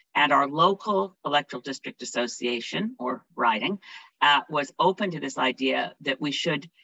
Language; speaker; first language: English; native; English